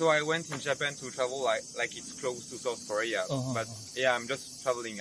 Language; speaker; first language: English; non-native, fluent; French